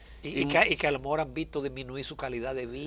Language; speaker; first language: Spanish; native; Spanish